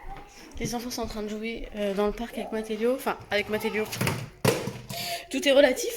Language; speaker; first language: French; native; French